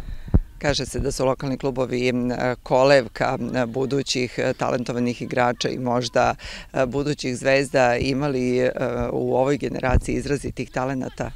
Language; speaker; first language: Serbian; native; Serbian